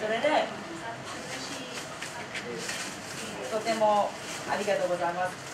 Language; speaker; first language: Japanese; non-native, learner; Burmese